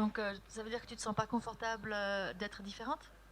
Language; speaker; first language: French; native; French